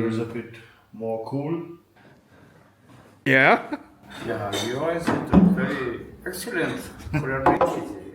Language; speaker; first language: English; non-native, fluent; German